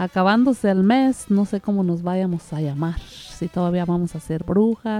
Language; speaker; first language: Spanish; native; Spanish